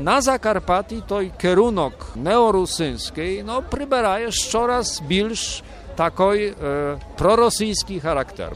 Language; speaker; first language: Ukrainian; early bilingual, heritage; Rusyn